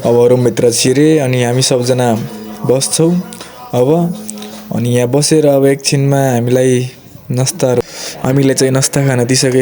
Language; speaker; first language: Nepali; non-native, local second language; Maithili